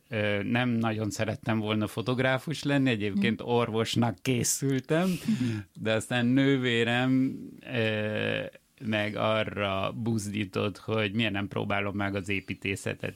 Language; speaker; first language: Hungarian; early bilingual, heritage; Hungarian